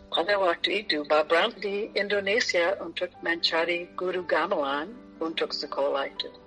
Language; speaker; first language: Indonesian; non-native, fluent; English